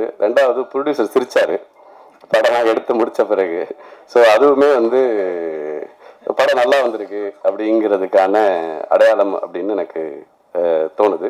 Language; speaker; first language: Tamil; native; Tamil